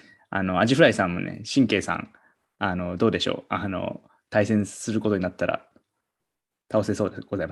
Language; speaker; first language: Japanese; native; Japanese